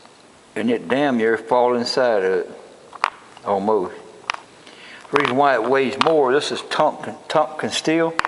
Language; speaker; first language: English; native; English